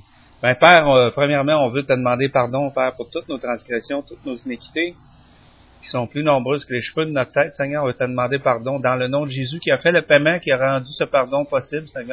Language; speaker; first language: French; native; French